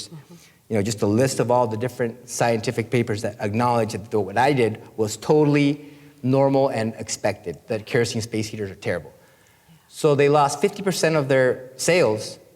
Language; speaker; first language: English; non-native, fluent; Spanish